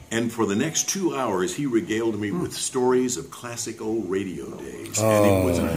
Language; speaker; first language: English; native; English